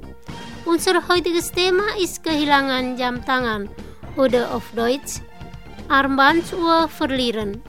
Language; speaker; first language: German; non-native, fluent; Indonesian